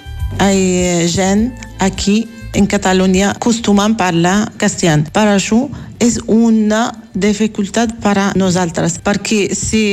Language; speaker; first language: Catalan; non-native, learner; Arabic